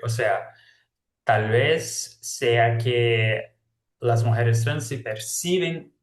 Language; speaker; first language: Spanish; non-native, fluent; Portuguese